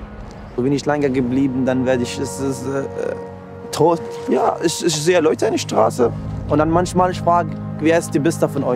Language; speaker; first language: German; non-native, learner; Arabic